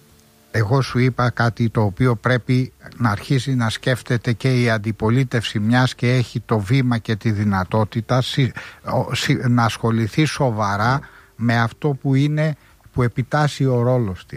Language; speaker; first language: Greek; native; Greek